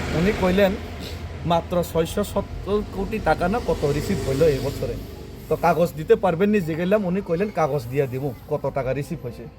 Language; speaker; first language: Bangla; non-native, local second language; Kok Borok